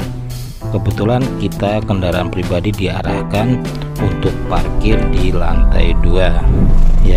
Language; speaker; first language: Indonesian; native; Indonesian